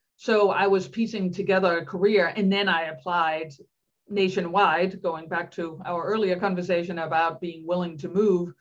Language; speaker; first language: English; non-native, fluent; Danish